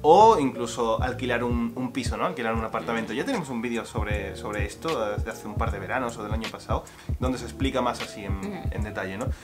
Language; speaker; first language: Spanish; native; Spanish